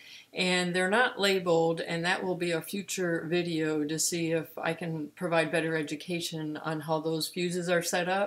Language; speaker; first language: English; native; English